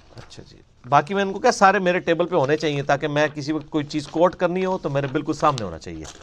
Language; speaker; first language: Urdu; non-native, local second language; Punjabi